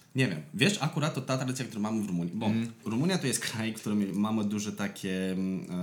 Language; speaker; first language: Polish; non-native, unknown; Romanian